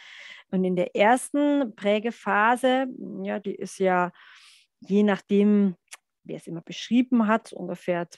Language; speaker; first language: German; native; German